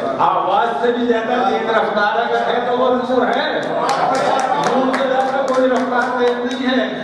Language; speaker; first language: Urdu; native; Urdu